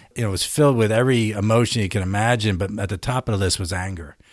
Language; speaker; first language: English; native; English